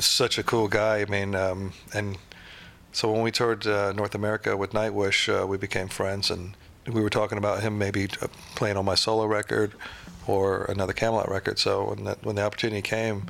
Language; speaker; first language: English; native; English